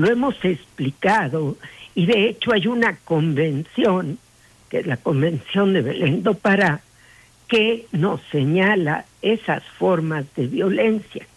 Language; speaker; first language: Spanish; native; Spanish